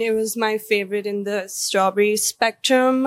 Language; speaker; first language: English; non-native, local second language; Hindi